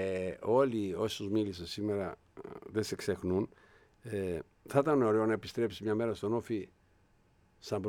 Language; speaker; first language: Greek; native; Greek